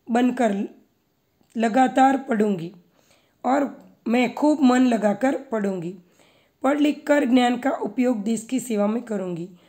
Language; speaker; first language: Hindi; non-native, local second language; Gujarati